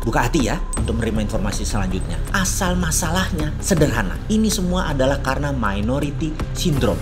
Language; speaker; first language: Indonesian; non-native, local second language; Javanese